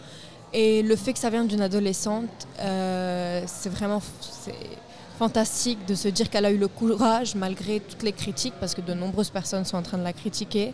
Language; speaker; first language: French; non-native, local second language; Arabic